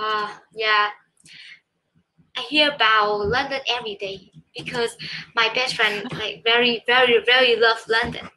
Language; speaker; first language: English; non-native, learner; Vietnamese